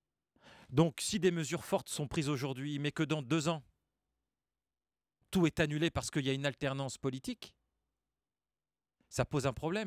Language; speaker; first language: French; native; French